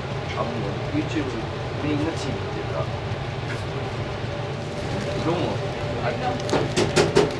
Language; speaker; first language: Japanese; native; Japanese